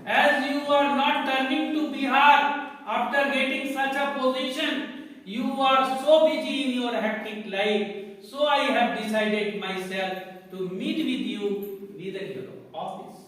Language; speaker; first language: English; non-native, local second language; Hindi